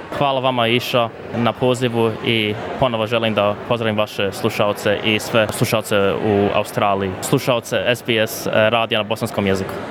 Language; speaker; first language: Bosnian; early bilingual, other home language; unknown